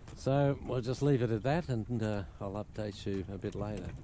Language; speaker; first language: English; native; English